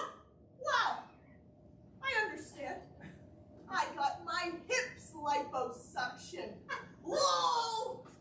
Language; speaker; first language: English; native; English